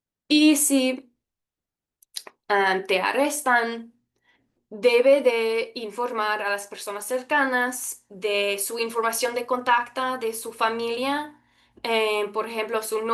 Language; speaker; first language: Spanish; early bilingual, heritage; Spanish